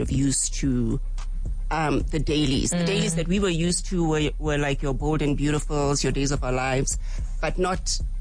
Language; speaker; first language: English; non-native, local second language; Tswana